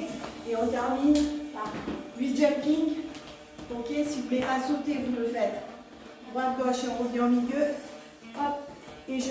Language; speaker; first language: French; native; French